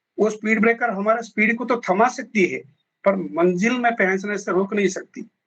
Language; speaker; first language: Hindi; native; Hindi